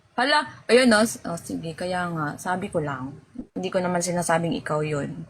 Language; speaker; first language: Filipino; non-native, local second language; Cebuano